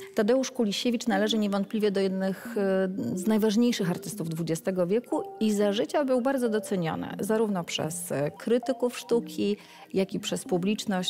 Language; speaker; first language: Polish; native; Polish